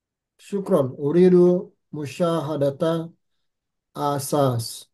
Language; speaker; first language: Arabic; non-native, learner; Indonesian